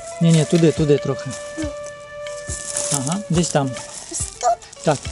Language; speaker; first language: Ukrainian; native; Ukrainian